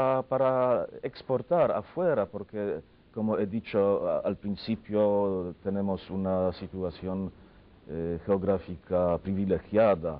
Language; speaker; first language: Spanish; non-native, fluent; Polish